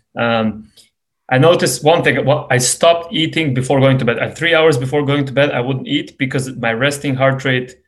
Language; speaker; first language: English; non-native, fluent; Serbian